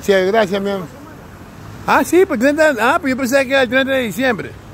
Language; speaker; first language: Spanish; native; Spanish